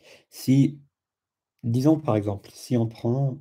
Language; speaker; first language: French; non-native, fluent; English